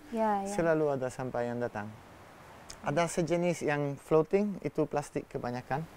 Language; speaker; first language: Indonesian; non-native, learner; Italian